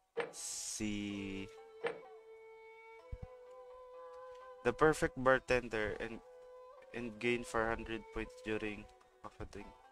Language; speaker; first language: English; non-native, local second language; Filipino